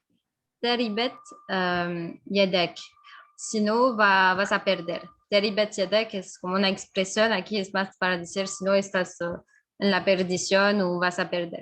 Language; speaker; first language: Spanish; non-native, fluent; French